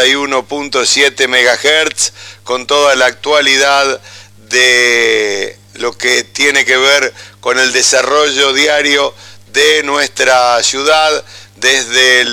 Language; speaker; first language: Spanish; native; Spanish